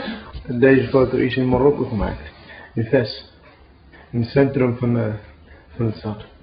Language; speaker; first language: Dutch; early bilingual, other home language; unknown